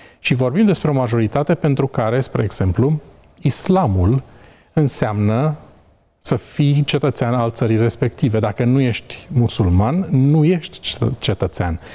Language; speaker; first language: Romanian; native; Romanian